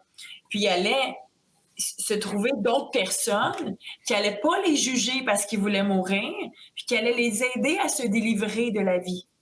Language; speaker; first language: French; native; French